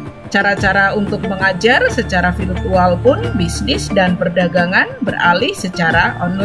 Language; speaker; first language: Indonesian; native; Indonesian